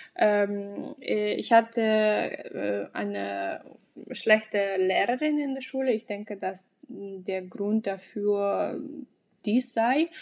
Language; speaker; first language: German; non-native, fluent; Russian